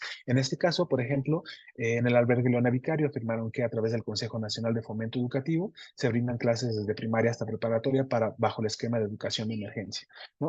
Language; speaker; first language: Spanish; native; Spanish